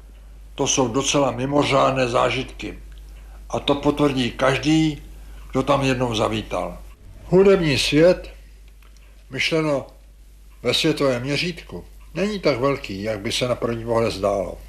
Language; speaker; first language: Czech; native; Czech